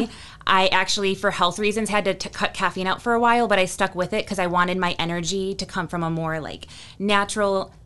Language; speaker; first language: English; native; English